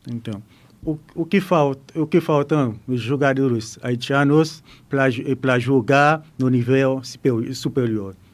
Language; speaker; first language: Portuguese; non-native, learner; Haitian Creole